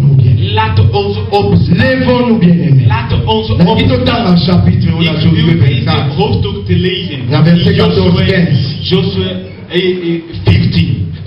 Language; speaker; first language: Dutch; non-native, fluent; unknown